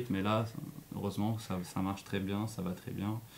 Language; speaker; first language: French; non-native, local second language; Arabic